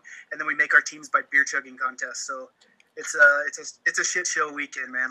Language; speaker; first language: English; native; English